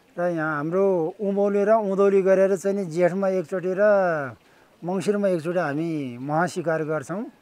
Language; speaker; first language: Nepali; non-native, local second language; Gurung